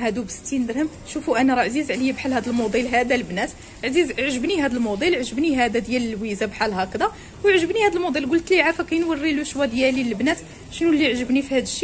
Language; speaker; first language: Arabic; native; Arabic